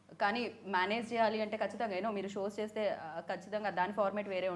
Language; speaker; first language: Telugu; native; Telugu